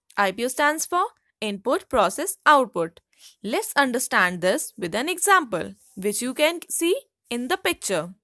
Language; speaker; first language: English; non-native, local second language; Hindi